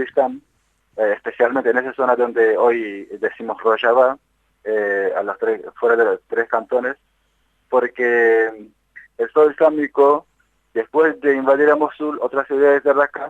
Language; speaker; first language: Spanish; non-native, fluent; Kurdish